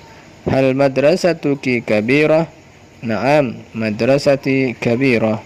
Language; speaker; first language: Arabic; non-native, learner; Indonesian